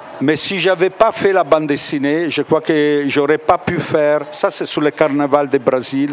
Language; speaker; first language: French; non-native, fluent; Italian